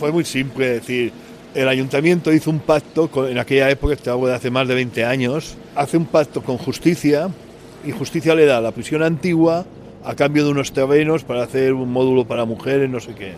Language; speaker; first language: Spanish; native; Spanish